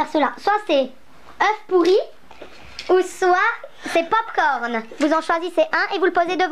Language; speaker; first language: French; native; French